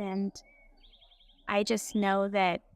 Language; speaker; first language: English; native; English